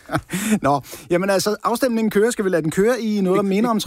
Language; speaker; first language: Danish; native; Danish